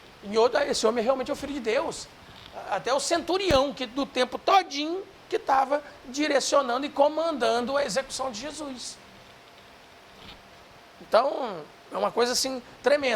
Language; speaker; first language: Portuguese; native; Portuguese